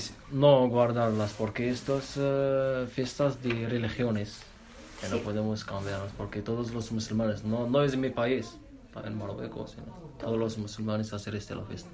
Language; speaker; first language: Spanish; non-native, learner; Arabic